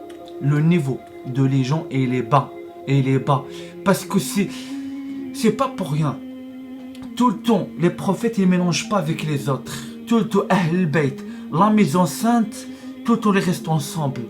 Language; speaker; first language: French; non-native, learner; Arabic